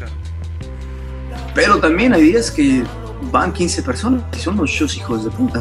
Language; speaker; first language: Spanish; early bilingual, other home language; English